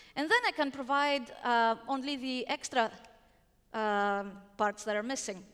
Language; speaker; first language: English; non-native, fluent; Greek